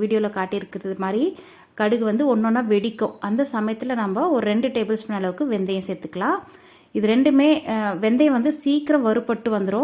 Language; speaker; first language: Tamil; native; Tamil